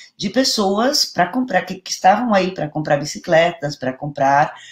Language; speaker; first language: Portuguese; non-native, fluent; Italian